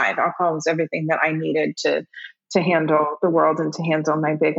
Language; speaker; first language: English; early bilingual, other home language; German